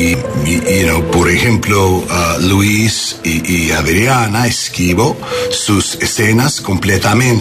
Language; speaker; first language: Spanish; non-native, learner; English